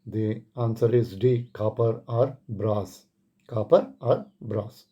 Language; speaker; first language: English; non-native, local second language; Kannada